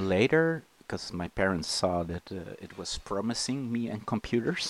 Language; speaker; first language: English; non-native, fluent; Dutch